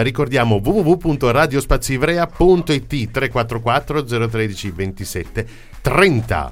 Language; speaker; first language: Italian; native; Italian